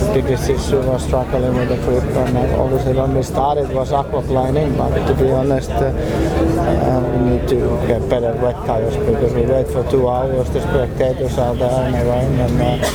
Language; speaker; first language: English; non-native, fluent; Finnish